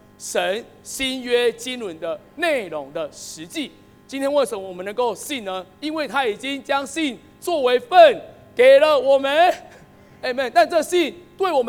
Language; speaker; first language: Chinese; native; Chinese